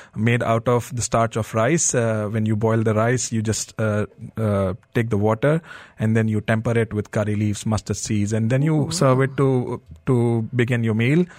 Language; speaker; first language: English; non-native, local second language; Hindi